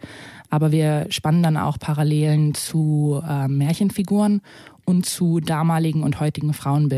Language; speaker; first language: German; native; German